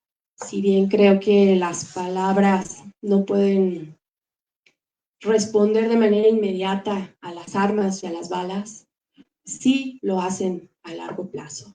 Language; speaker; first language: Spanish; native; Spanish